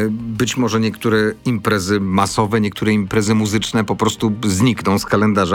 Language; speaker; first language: Polish; native; Polish